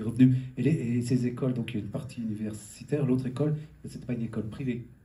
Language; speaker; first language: French; native; French